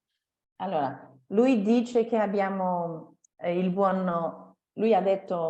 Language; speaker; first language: Italian; non-native, fluent; French